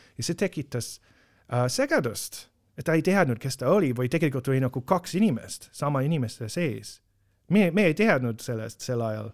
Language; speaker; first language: Estonian; non-native, fluent; English